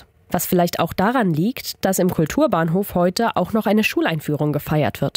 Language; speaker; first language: German; native; German